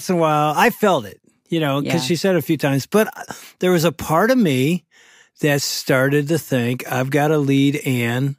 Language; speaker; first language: English; native; English